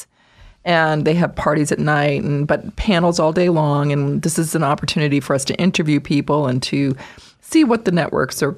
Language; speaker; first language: English; native; English